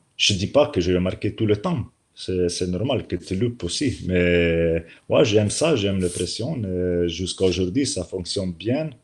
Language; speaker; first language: French; non-native, learner; Slovenian